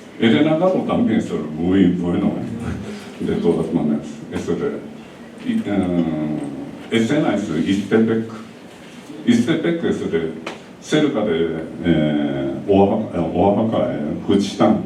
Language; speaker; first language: Spanish; non-native, learner; Japanese